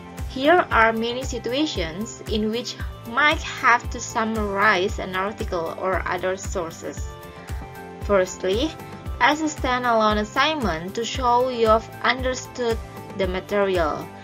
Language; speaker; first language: English; non-native, fluent; Indonesian